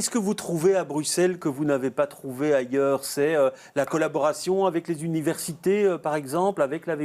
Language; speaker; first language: French; native; French